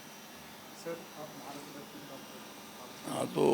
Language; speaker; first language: Hindi; native; Hindi